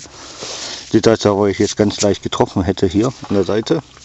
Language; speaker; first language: German; native; German